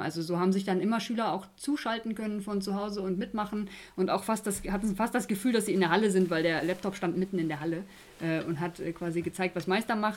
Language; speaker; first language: German; native; German